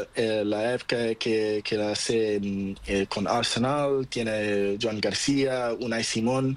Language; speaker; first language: Spanish; non-native, learner; Portuguese